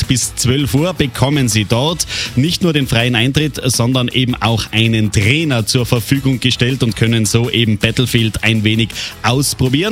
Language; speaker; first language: German; native; German